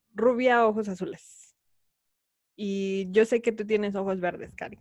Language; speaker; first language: Spanish; native; Spanish